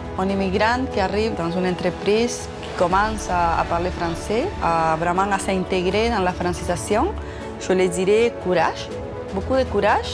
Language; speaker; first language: French; non-native, fluent; Spanish